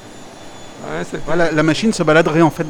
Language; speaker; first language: French; native; French